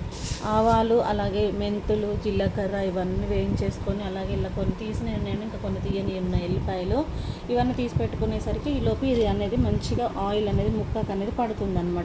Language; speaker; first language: Telugu; native; Telugu